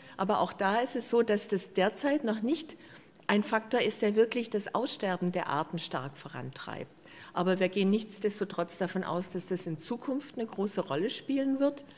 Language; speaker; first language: German; native; German